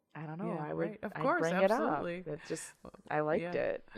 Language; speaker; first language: English; native; English